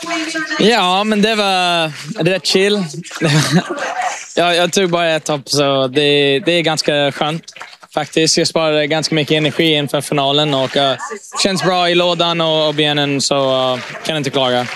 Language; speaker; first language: Swedish; early bilingual, heritage; English